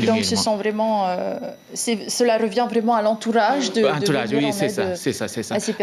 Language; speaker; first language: French; native; French